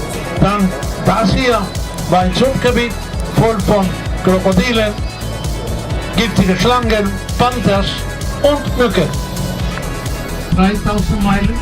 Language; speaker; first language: German; non-native, fluent; Spanish